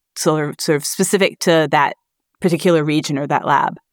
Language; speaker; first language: English; native; English